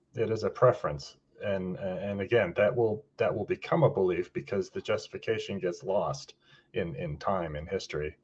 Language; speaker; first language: English; native; English